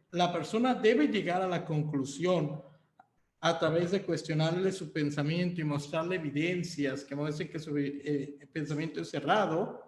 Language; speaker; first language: Spanish; native; Spanish